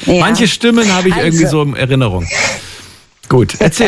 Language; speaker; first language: German; native; German